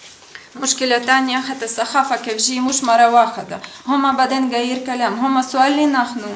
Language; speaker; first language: Arabic; non-native, learner; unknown